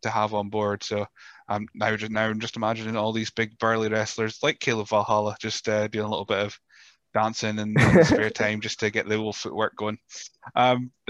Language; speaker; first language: English; native; English